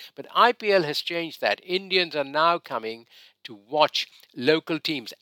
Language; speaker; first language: English; non-native, local second language; Bangla